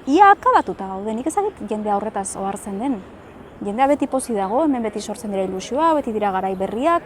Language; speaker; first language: Basque; native; Basque